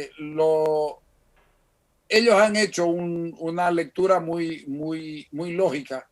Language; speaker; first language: Spanish; native; Spanish